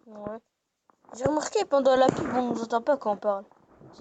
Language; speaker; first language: French; native; French